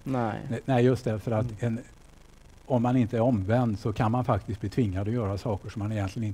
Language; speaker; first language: Swedish; native; Swedish